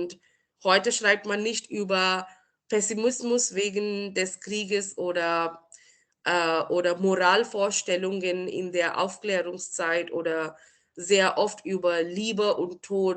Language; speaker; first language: German; non-native, fluent; Marathi